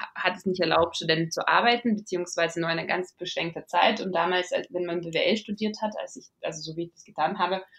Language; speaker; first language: German; non-native, fluent; Latvian